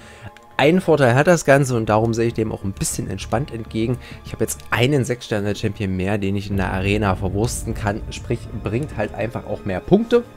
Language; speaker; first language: German; native; German